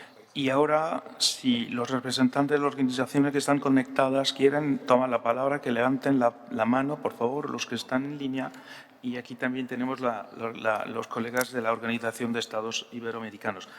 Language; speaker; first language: Spanish; non-native, fluent; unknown